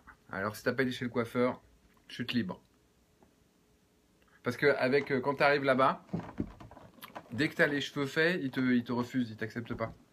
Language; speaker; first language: French; native; French